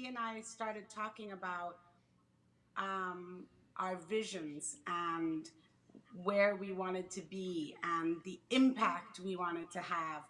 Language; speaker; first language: English; early bilingual, other home language; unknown